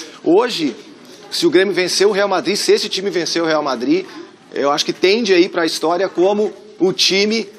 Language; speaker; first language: Portuguese; native; Portuguese